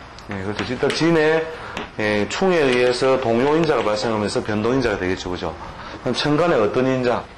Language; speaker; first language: Korean; native; Korean